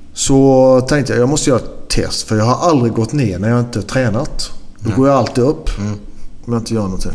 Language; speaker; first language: Swedish; native; Swedish